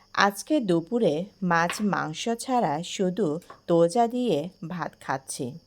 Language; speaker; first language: Bangla; non-native, local second language; Marma